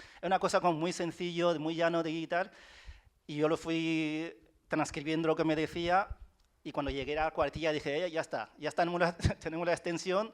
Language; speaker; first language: Spanish; early bilingual, other home language; Chinese